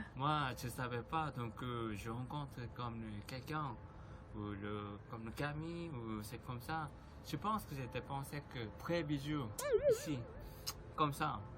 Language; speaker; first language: French; non-native, learner; Korean